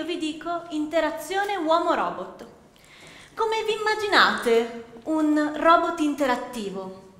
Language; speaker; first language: Italian; native; Italian